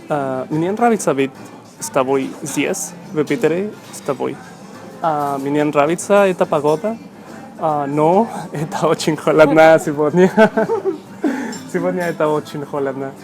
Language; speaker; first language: Russian; non-native, learner; Spanish